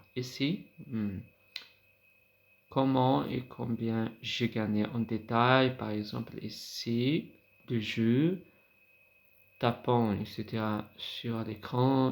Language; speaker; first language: French; non-native, fluent; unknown